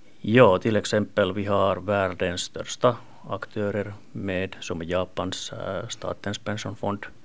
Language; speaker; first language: Swedish; non-native, local second language; Finnish